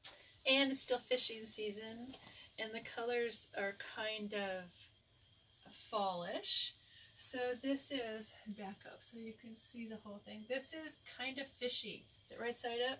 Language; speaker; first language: English; native; English